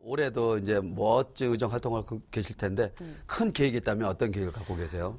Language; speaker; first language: Korean; native; Korean